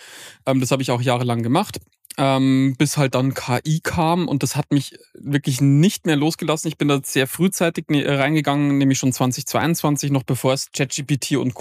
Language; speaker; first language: German; native; German